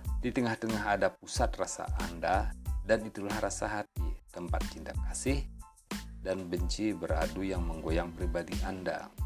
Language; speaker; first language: Indonesian; native; Indonesian